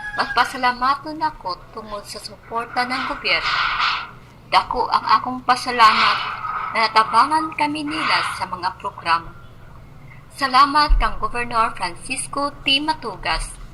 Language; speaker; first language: Cebuano; native; Cebuano